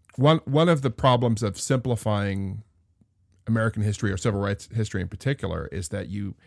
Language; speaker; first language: English; native; English